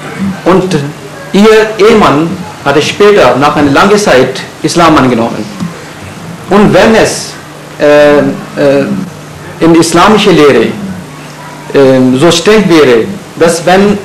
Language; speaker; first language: German; non-native, fluent; Urdu